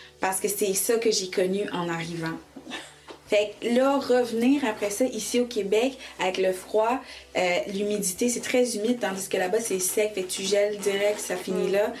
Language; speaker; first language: French; early bilingual, other home language; Haitian Creole